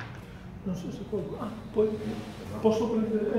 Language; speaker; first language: Italian; non-native, fluent; Spanish